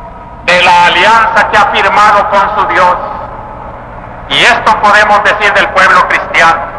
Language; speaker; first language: Spanish; native; Spanish